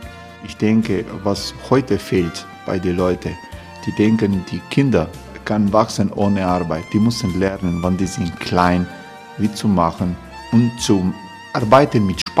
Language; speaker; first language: German; non-native, fluent; Croatian